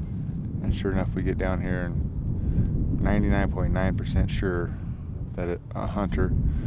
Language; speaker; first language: English; native; English